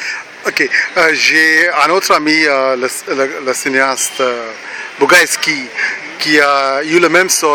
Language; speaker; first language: French; non-native, fluent; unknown